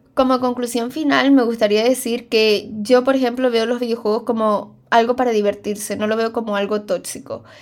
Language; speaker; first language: Spanish; early bilingual, other home language; Chinese